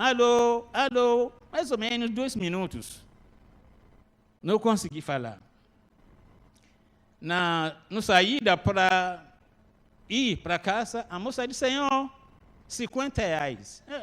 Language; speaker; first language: Portuguese; non-native, learner; Arabic